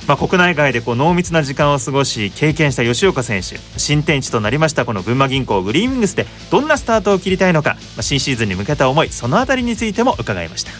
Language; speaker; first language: Japanese; native; Japanese